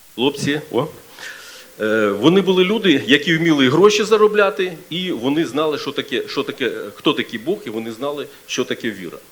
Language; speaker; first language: Ukrainian; non-native, local second language; Russian